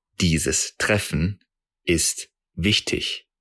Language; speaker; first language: German; non-native, fluent; Russian